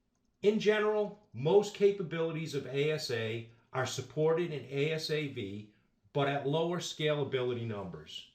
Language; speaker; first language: English; native; English